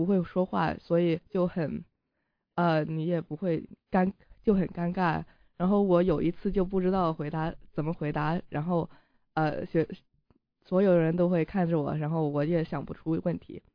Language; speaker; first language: Chinese; early bilingual, heritage; Chinese